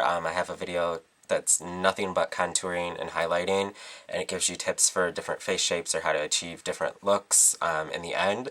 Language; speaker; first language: English; native; English